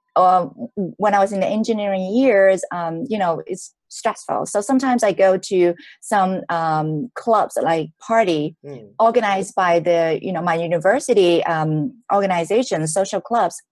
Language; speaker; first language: English; non-native, local second language; Cantonese